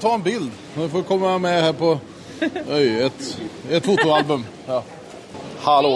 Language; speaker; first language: Swedish; native; Swedish